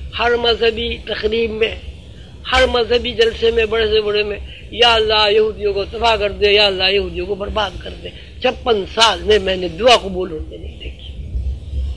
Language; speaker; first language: Urdu; native; Urdu